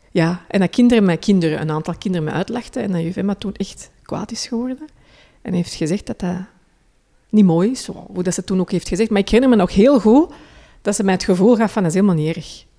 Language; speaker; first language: Dutch; early bilingual, other home language; Hindi